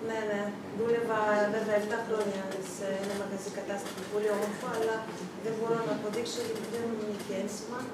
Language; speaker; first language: Greek; early bilingual, other home language; Russian